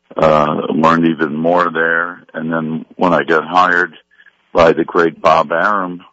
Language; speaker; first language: English; native; English